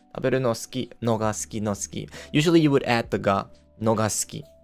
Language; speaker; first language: English; non-native, fluent; Swiss German